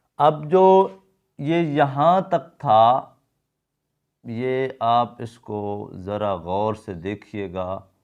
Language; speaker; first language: Urdu; non-native, local second language; Saraiki